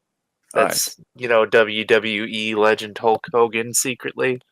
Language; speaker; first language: English; native; English